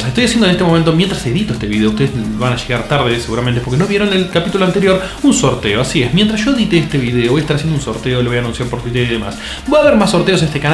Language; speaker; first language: Spanish; native; Spanish